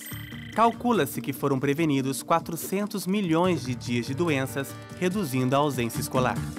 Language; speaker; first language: Portuguese; native; Portuguese